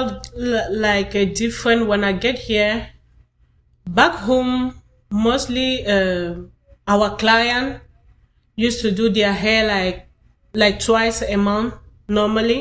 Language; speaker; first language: English; non-native, local second language; French